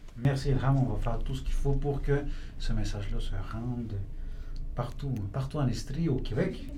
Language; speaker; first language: French; non-native, fluent; Spanish